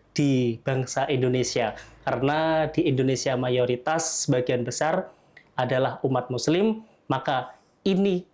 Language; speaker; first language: Indonesian; native; Indonesian